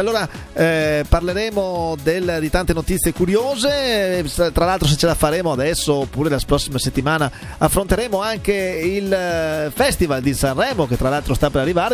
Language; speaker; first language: Italian; native; Italian